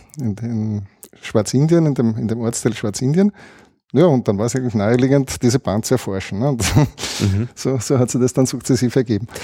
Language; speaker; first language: German; native; German